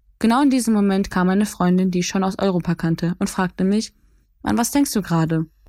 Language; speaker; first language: German; early bilingual, other home language; Kurdish